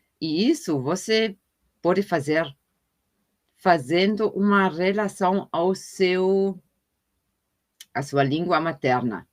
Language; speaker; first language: Portuguese; non-native, fluent; German